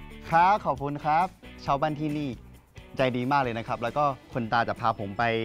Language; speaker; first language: Thai; non-native, fluent; Chinese